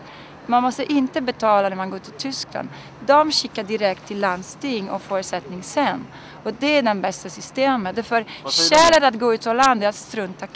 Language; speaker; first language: Swedish; non-native, fluent; Italian